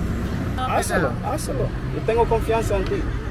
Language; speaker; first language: Spanish; non-native, learner; English